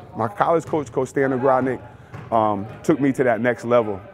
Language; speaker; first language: English; native; English